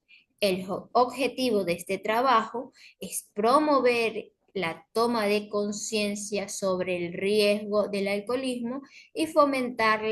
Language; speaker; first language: Spanish; native; Spanish